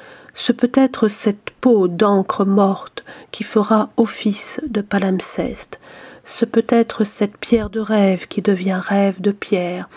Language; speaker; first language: French; native; French